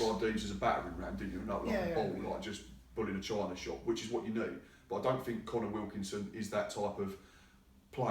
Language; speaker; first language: English; native; English